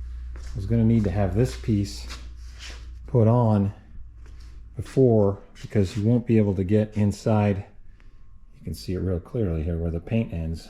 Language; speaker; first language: English; native; English